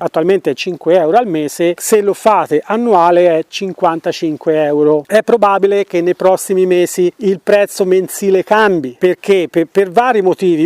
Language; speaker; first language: Italian; native; Italian